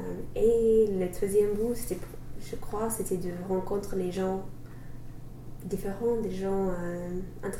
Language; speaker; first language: French; non-native, learner; English